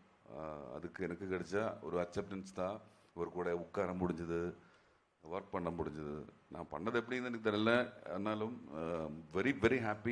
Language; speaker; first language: Tamil; non-native, learner; Malayalam